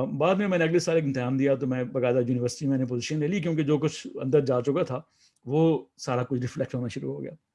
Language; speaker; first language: Urdu; non-native, local second language; Saraiki